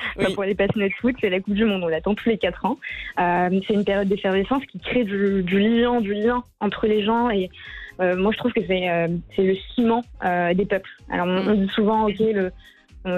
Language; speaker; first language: French; non-native, local second language; Arabic